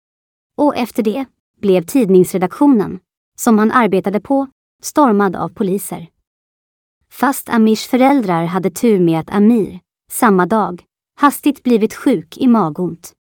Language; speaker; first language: Swedish; native; Swedish